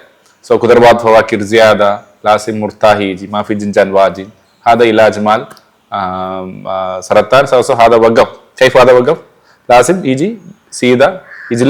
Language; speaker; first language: Arabic; non-native, learner; Malayalam